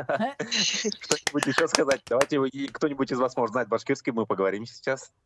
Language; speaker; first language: Russian; native; Russian